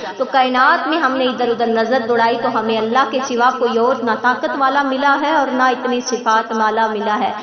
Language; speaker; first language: Urdu; non-native, local second language; Punjabi